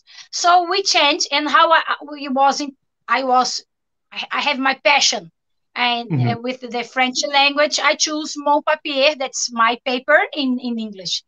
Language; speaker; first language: English; non-native, learner; Portuguese